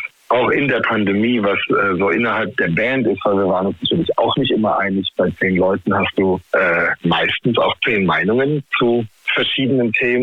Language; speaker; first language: German; native; German